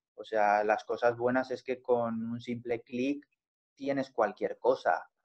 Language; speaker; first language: Spanish; native; Spanish